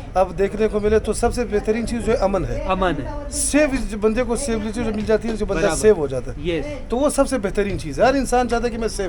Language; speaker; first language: Hindi; non-native, fluent; Pashto